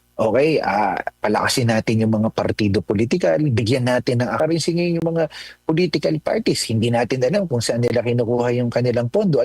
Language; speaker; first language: Filipino; native; Filipino